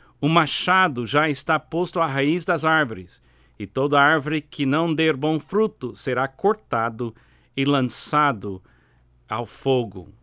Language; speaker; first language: Portuguese; non-native, fluent; English